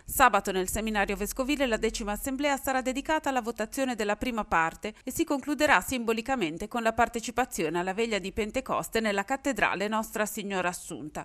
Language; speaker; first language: Italian; native; Italian